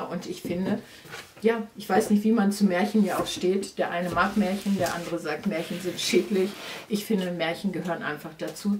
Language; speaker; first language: German; native; German